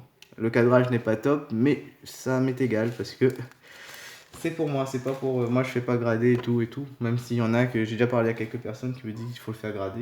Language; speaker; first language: French; native; French